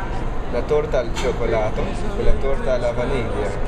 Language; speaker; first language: Italian; non-native, learner; English